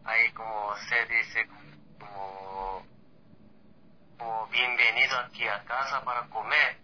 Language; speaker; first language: Spanish; non-native, fluent; Korean